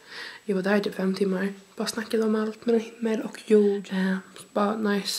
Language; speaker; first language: Swedish; native; Swedish